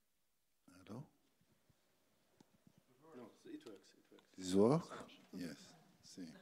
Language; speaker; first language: English; non-native, learner; French